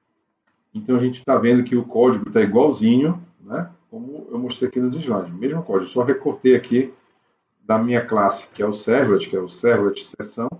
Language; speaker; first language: Portuguese; native; Portuguese